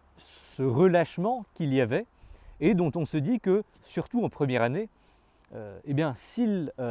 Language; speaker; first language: French; native; French